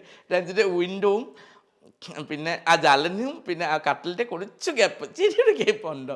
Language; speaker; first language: Malayalam; non-native, fluent; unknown